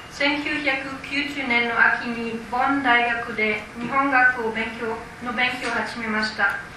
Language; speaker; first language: Japanese; non-native, fluent; German